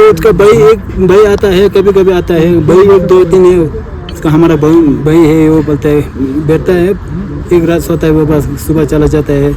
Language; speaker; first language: Hindi; non-native, local second language; Tibetan